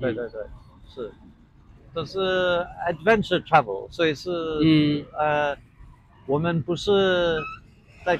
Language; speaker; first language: Chinese; non-native, fluent; English